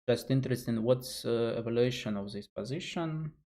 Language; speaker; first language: English; non-native, fluent; Russian